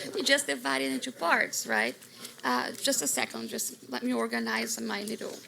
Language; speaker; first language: English; non-native, fluent; Portuguese